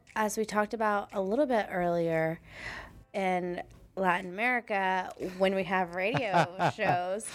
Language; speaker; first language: English; early bilingual, other home language; Spanish